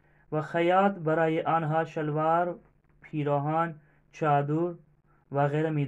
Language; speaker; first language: Persian; non-native, fluent; Urdu